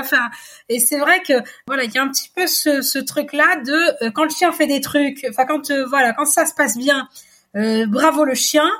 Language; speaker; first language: French; native; French